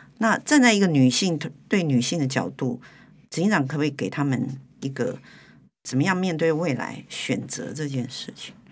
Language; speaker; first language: Chinese; native; Chinese